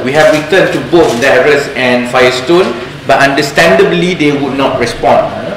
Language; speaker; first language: English; non-native, local second language; Malay